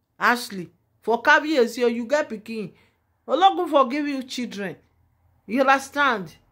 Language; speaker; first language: Nigerian Pidgin; non-native, local second language; Yoruba